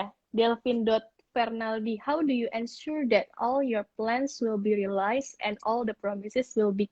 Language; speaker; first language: English; non-native, fluent; Indonesian